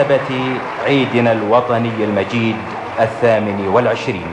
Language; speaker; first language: Arabic; native; Arabic